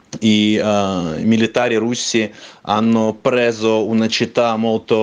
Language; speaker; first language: Italian; non-native, fluent; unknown